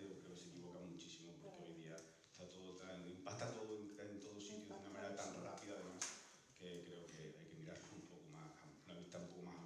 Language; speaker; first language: Spanish; native; Spanish